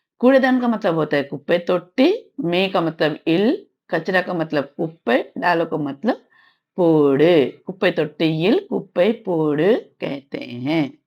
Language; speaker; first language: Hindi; non-native, local second language; Tamil